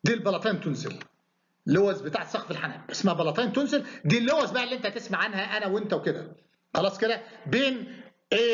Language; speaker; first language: Arabic; native; Arabic